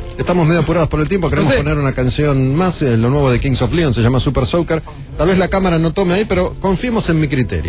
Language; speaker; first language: Spanish; native; Spanish